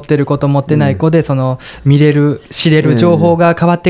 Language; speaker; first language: Japanese; native; Japanese